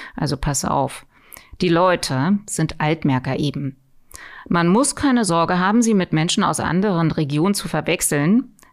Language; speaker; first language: German; native; German